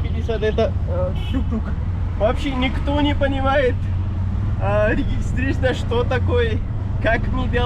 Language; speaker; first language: Russian; non-native, learner; Pashto